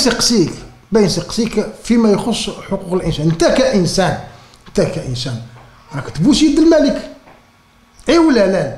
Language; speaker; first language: Arabic; native; Arabic